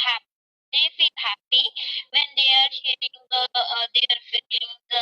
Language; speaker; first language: English; non-native, learner; Punjabi